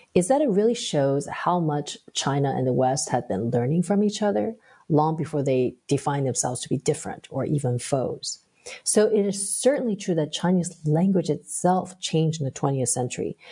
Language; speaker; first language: English; early bilingual, other home language; Chinese